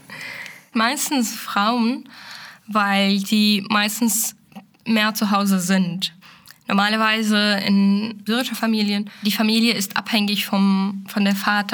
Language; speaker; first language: German; non-native, fluent; Arabic